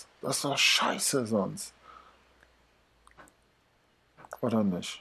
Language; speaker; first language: German; native; German